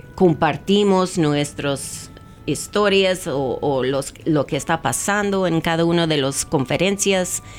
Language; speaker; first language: Spanish; non-native, fluent; English